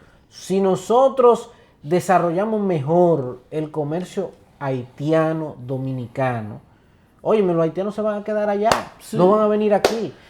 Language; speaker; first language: Spanish; native; Spanish